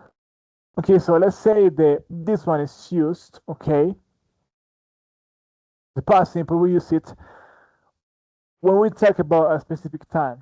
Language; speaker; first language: English; non-native, fluent; Spanish